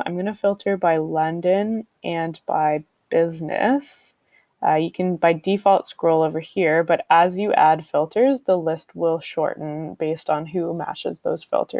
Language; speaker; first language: English; native; English